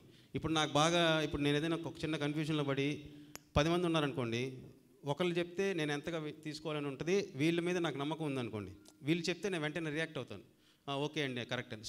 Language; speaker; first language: Telugu; native; Telugu